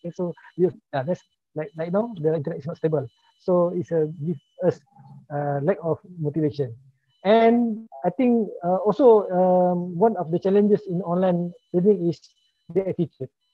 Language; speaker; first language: English; non-native, local second language; Malay